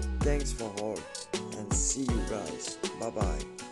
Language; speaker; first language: English; non-native, learner; French